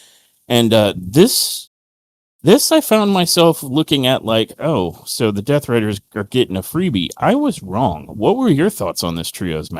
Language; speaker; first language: English; native; English